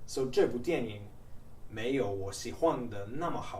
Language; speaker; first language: Chinese; non-native, fluent; English